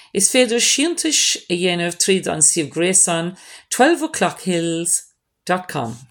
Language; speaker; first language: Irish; non-native, local second language; English